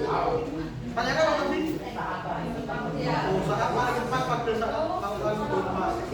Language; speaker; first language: Indonesian; native; Indonesian